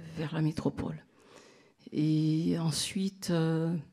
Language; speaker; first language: French; native; French